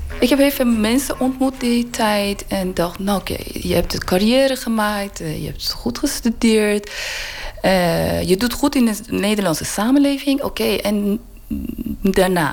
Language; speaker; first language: Dutch; non-native, learner; Persian